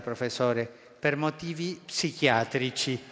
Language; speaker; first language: Italian; non-native, fluent; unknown